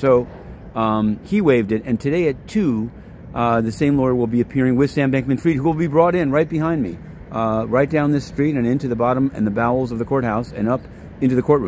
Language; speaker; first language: English; native; English